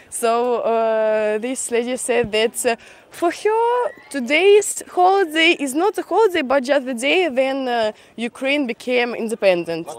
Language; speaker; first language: English; non-native, fluent; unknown